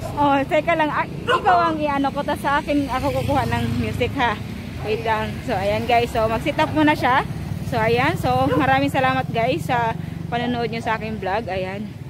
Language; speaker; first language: Filipino; non-native, local second language; Cebuano